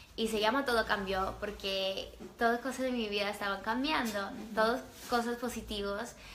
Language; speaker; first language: Spanish; early bilingual, other home language; English